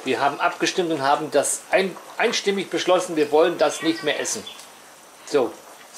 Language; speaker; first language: German; native; German